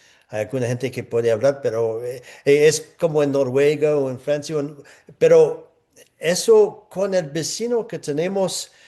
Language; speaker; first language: Spanish; non-native, fluent; English